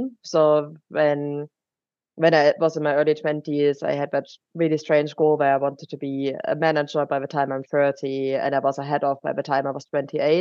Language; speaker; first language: English; non-native, fluent; German